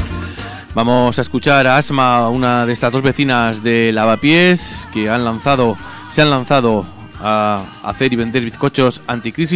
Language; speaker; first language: Spanish; native; Spanish